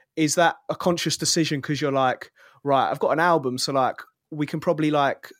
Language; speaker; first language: English; native; English